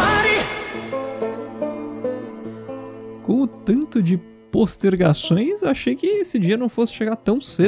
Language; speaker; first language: Portuguese; native; Portuguese